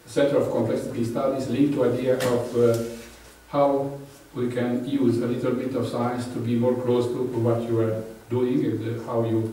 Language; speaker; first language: English; non-native, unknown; Romanian